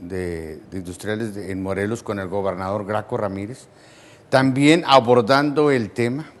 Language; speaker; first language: Spanish; native; Spanish